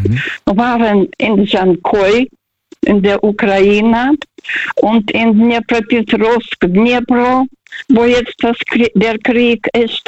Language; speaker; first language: German; non-native, fluent; Russian